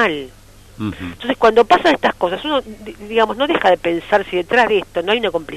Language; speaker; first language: Spanish; native; Spanish